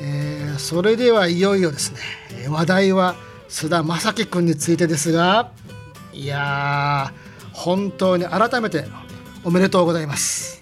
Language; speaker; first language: Japanese; native; Japanese